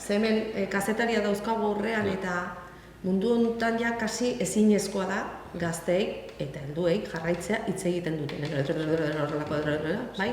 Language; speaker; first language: Basque; native; Basque